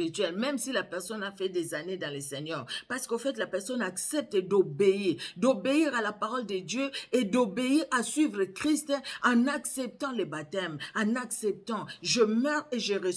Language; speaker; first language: French; non-native, local second language; Lingala